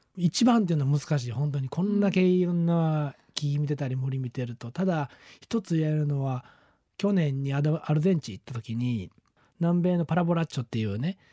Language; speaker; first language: Japanese; native; Japanese